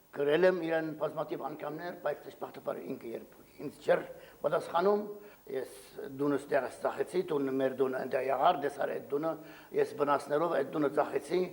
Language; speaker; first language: Armenian; early bilingual, heritage; Armenian